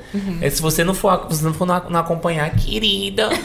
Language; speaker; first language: Portuguese; native; Portuguese